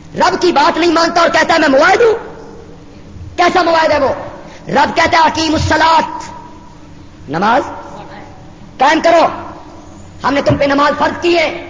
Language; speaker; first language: Urdu; native; Urdu